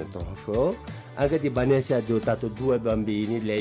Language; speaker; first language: Italian; non-native, learner; Nepali